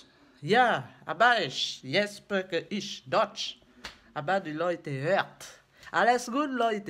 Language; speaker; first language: German; non-native, learner; French